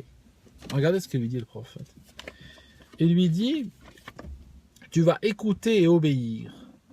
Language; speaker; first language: French; native; French